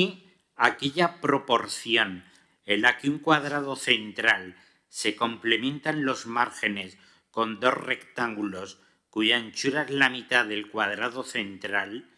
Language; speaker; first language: Spanish; native; Spanish